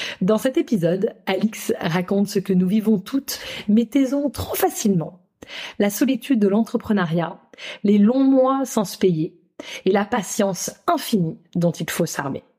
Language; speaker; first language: French; native; French